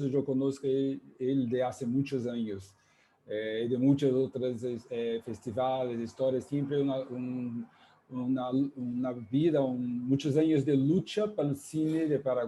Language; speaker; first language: Spanish; non-native, fluent; Portuguese